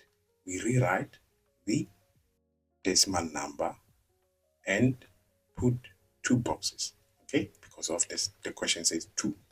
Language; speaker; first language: English; non-native, local second language; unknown